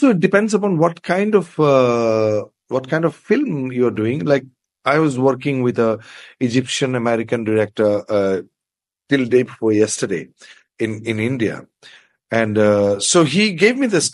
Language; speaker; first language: English; non-native, local second language; Assamese